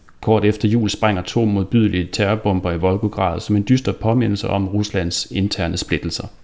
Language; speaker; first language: Danish; native; Danish